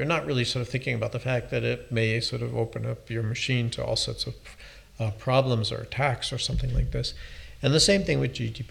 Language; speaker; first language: English; native; English